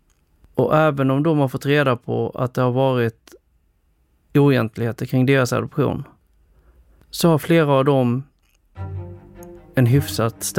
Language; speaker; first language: Swedish; early bilingual, other home language; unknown